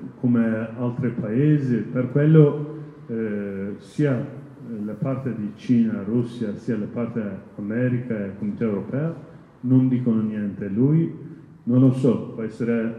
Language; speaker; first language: Italian; non-native, learner; Kurdish